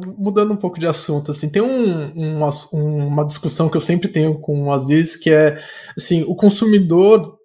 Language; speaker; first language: Portuguese; native; Portuguese